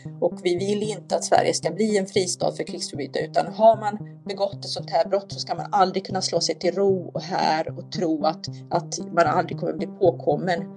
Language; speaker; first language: Swedish; native; Swedish